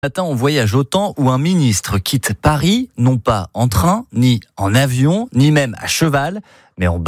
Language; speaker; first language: French; native; French